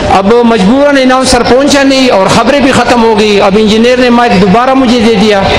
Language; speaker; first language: Urdu; non-native, local second language; Pashto